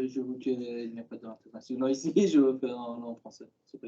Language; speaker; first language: French; non-native, learner; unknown